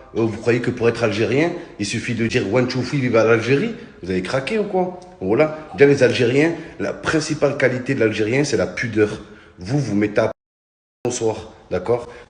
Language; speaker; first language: French; early bilingual, other home language; Arabic